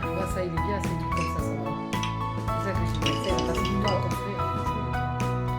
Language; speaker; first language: French; native; French